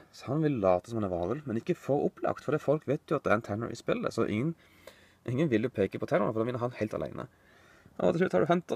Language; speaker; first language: Norwegian; native; Norwegian